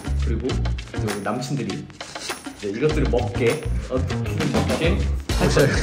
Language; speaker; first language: Korean; native; Korean